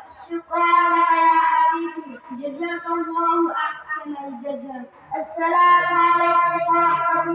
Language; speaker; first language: Arabic; non-native, learner; Bangla